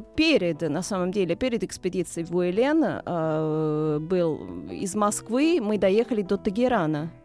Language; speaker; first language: Russian; non-native, fluent; Italian